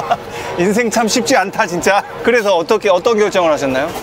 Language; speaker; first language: Korean; native; Korean